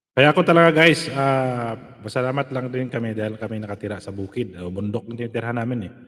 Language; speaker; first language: Filipino; non-native, local second language; Hiligaynon